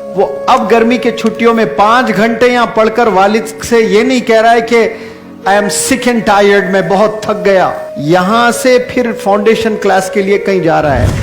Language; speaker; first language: Urdu; native; Urdu